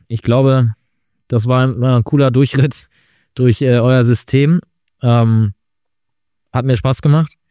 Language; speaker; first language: German; native; German